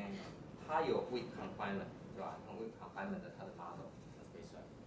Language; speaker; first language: Chinese; native; Chinese